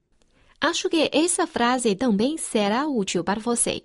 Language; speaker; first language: Portuguese; non-native, fluent; Chinese